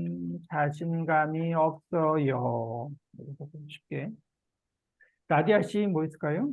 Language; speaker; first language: Korean; native; Korean